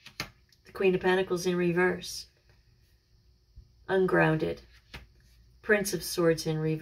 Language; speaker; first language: English; native; English